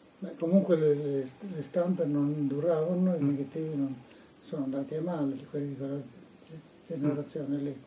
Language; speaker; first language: Italian; native; Italian